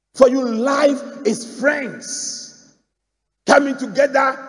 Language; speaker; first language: English; non-native, local second language; Akan